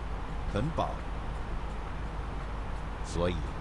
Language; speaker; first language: Chinese; non-native, learner; English